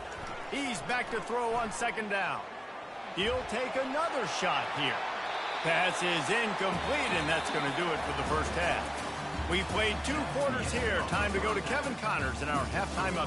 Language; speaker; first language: English; native; English